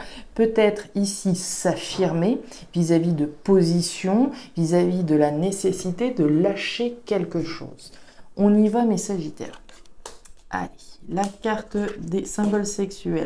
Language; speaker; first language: French; native; French